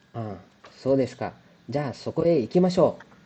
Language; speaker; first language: Japanese; non-native, fluent; Kannada